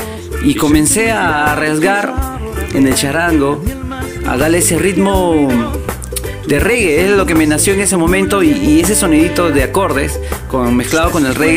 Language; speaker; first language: Spanish; native; Spanish